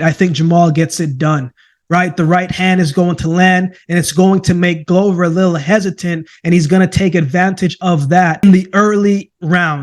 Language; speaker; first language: English; native; English